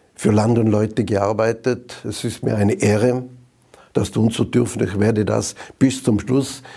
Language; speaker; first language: German; native; German